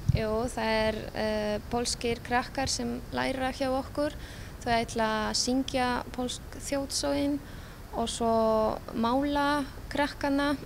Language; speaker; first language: Icelandic; non-native, fluent; Polish